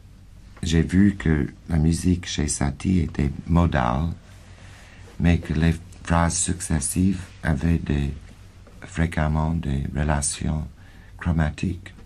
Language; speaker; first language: French; non-native, fluent; English